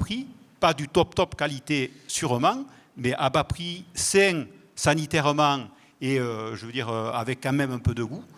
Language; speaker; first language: French; native; French